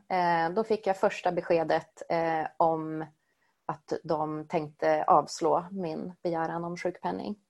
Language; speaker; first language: Swedish; native; Swedish